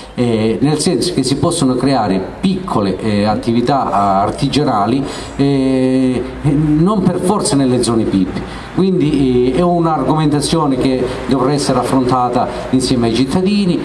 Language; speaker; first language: Italian; native; Italian